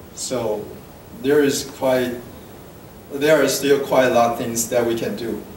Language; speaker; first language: English; non-native, fluent; Chinese